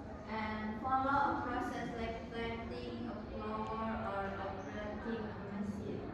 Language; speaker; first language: English; non-native, learner; Indonesian